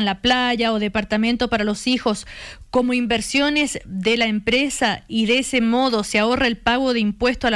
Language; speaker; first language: Spanish; native; Spanish